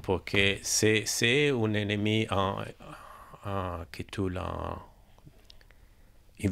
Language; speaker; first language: French; non-native, learner; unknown